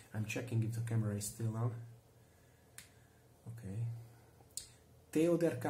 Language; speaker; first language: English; non-native, fluent; Hungarian